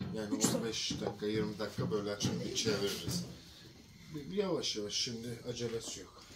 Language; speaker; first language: Turkish; native; Turkish